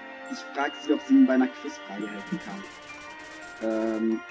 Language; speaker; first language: German; native; German